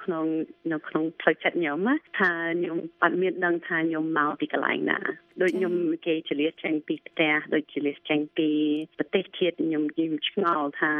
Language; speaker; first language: Khmer; early bilingual, heritage; Khmer